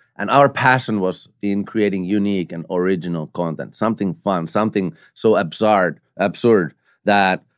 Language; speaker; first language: English; non-native, fluent; Finnish